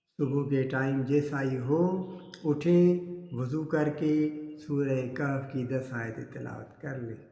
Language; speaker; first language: Urdu; non-native, local second language; Sindhi